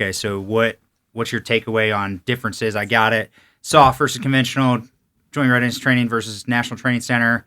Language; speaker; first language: English; native; English